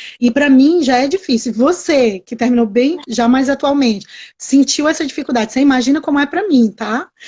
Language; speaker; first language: Portuguese; native; Portuguese